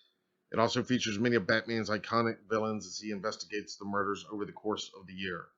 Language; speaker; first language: English; native; English